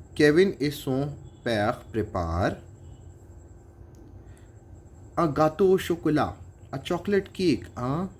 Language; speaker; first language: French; non-native, fluent; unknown